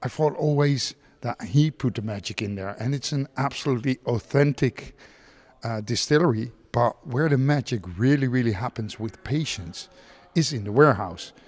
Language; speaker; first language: English; non-native, fluent; Dutch